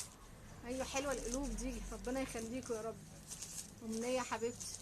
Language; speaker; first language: Arabic; native; Arabic